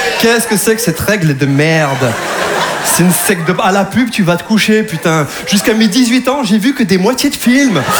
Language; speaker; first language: French; native; French